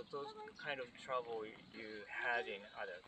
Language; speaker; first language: English; non-native, fluent; Japanese